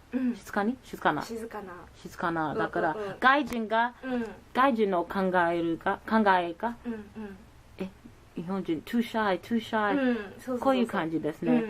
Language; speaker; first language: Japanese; non-native, learner; English